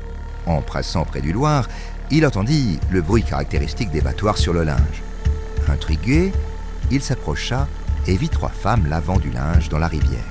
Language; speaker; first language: French; native; French